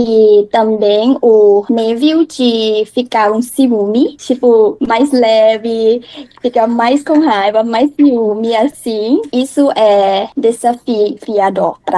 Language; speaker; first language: Portuguese; non-native, learner; Thai